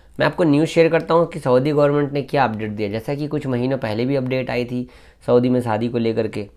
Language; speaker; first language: Hindi; native; Hindi